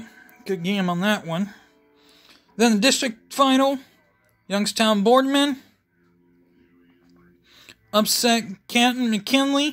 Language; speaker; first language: English; native; English